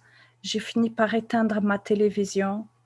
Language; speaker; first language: French; non-native, local second language; Kabyle